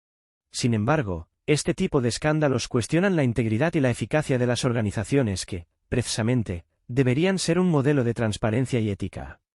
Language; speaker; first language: Spanish; native; Spanish